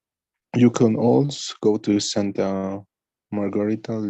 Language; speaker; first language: English; non-native, learner; Spanish